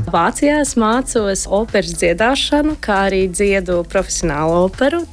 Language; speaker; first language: Latvian; early bilingual, heritage; Latvian